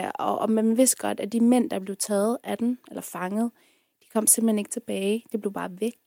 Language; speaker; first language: Danish; early bilingual, other home language; Persian